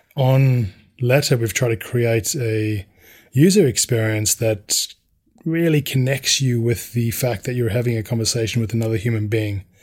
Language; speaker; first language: English; native; English